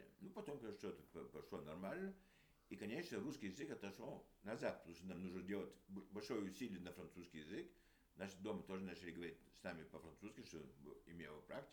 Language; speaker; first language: Russian; early bilingual, heritage; Russian